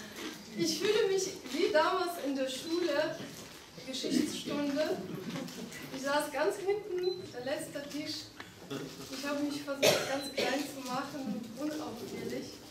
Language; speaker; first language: German; non-native, fluent; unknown